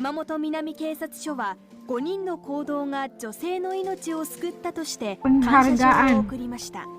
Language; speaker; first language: Japanese; native; Japanese